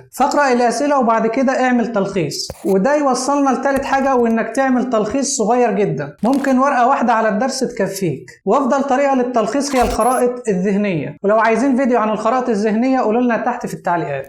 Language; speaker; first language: Arabic; native; Arabic